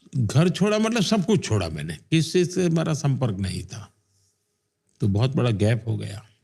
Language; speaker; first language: Hindi; non-native, local second language; Gujarati